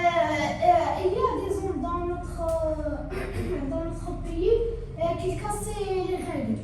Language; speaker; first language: French; non-native, learner; Arabic